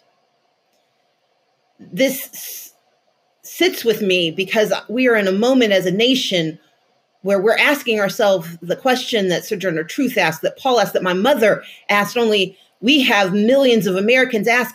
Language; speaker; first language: English; native; English